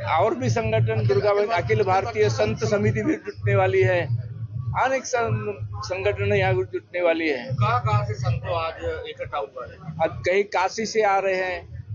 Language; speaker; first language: Hindi; non-native, local second language; Gujarati